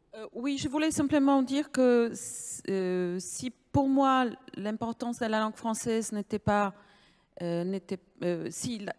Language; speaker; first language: French; non-native, fluent; Polish